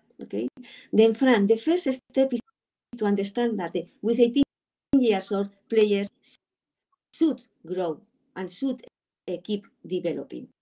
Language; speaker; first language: English; non-native, learner; Spanish